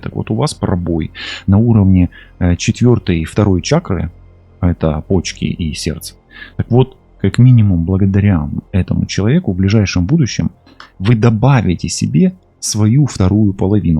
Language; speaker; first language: Russian; non-native, local second language; Ukrainian